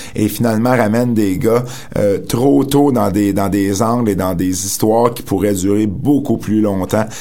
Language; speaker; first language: French; native; French